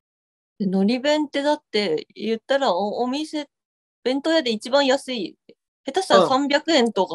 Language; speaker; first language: Japanese; native; Japanese